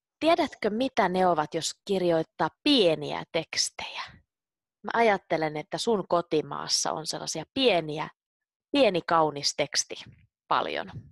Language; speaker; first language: Finnish; native; Finnish